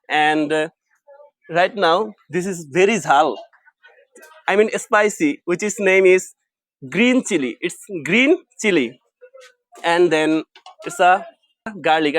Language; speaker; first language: English; non-native, local second language; Bangla